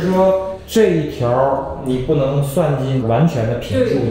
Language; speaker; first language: Chinese; native; Chinese